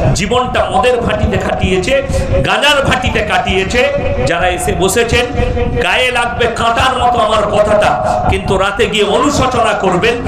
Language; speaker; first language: Bangla; native; Bangla